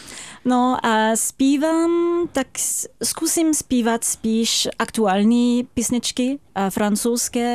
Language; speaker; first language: Czech; non-native, fluent; French